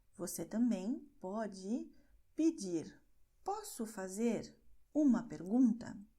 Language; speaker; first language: Portuguese; non-native, fluent; Spanish